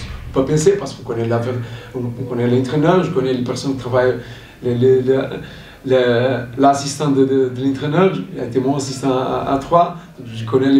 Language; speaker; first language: French; non-native, learner; Portuguese